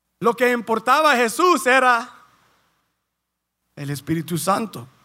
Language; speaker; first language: Spanish; early bilingual, heritage; Spanish